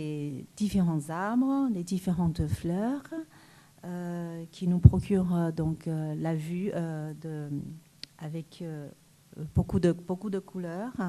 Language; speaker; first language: French; non-native, fluent; Chinese